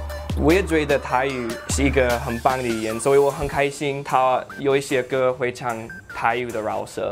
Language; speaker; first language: Chinese; non-native, fluent; English